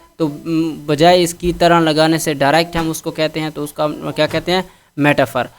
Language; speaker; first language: Urdu; non-native, local second language; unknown